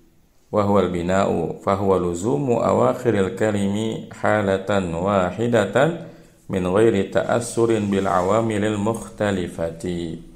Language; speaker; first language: Arabic; non-native, fluent; Indonesian